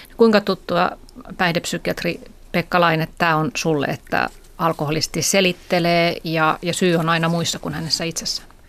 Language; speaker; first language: Finnish; native; Finnish